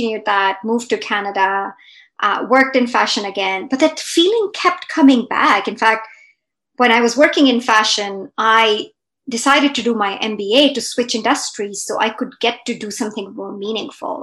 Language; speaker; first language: English; non-native, local second language; Hindi